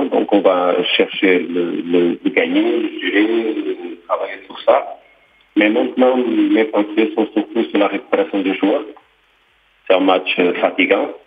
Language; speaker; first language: French; non-native, fluent; Portuguese